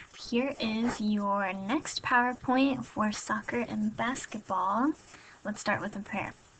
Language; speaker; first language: English; native; English